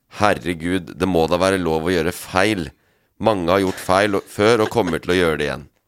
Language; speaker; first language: Norwegian; native; Norwegian